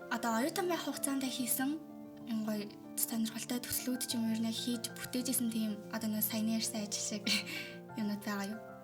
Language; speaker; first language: Mongolian; native; Mongolian